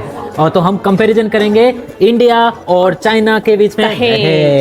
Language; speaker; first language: Hindi; native; Hindi